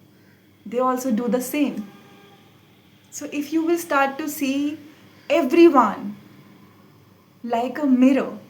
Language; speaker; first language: English; non-native, local second language; Hindi